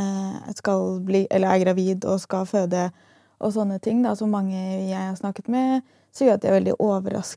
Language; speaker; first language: Norwegian; native; Norwegian